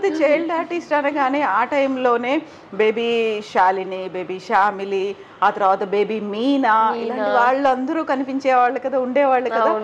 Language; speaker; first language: Telugu; native; Telugu